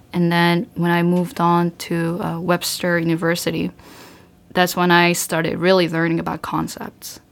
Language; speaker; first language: English; early bilingual, other home language; Korean